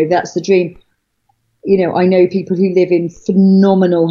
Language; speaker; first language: English; native; English